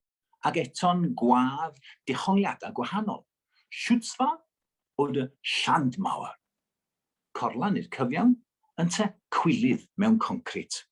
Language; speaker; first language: Welsh; native; Welsh